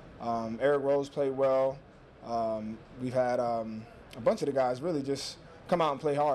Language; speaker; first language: English; native; English